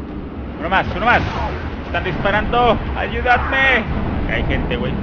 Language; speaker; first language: Spanish; native; Spanish